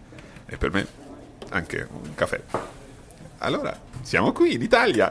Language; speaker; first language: Italian; non-native, fluent; English